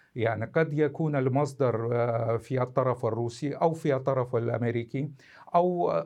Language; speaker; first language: Arabic; non-native, fluent; Russian